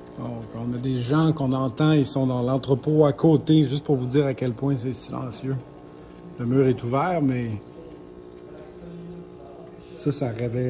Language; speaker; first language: French; native; French